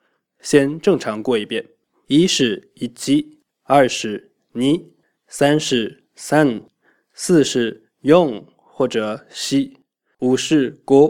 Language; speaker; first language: Chinese; native; Chinese